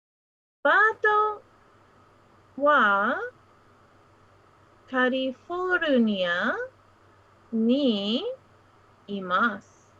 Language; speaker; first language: Japanese; non-native, fluent; English